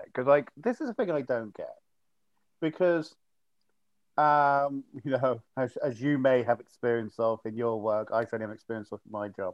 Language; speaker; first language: English; native; English